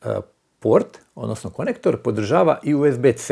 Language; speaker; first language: Croatian; native; Croatian